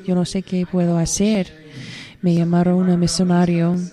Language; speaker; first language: Spanish; non-native, learner; English